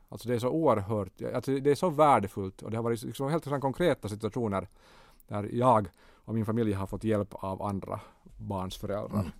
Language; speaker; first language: Swedish; native; Swedish